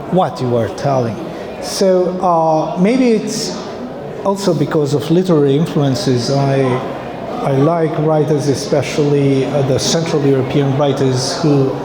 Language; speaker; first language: English; non-native, fluent; Albanian